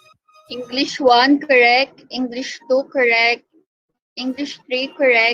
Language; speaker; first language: English; non-native, local second language; Filipino